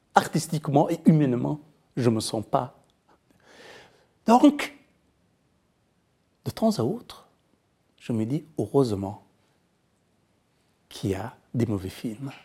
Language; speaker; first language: French; non-native, fluent; Persian